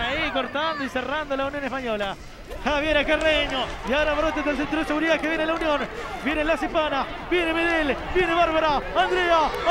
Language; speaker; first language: Spanish; native; Spanish